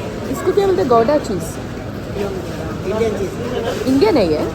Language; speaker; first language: Hindi; non-native, local second language; Kannada